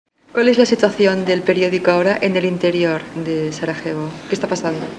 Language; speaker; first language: Spanish; native; Spanish